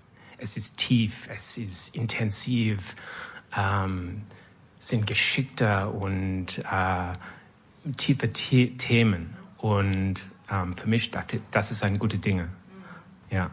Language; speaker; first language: German; non-native, learner; French